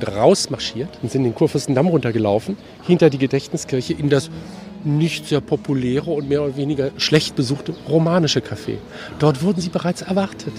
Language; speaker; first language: German; native; German